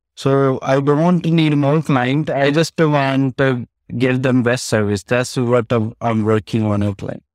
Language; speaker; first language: English; non-native, local second language; Punjabi